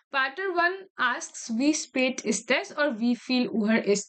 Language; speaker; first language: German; non-native, learner; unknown